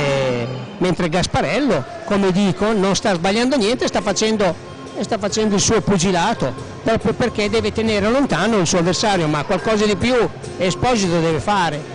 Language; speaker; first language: Italian; native; Italian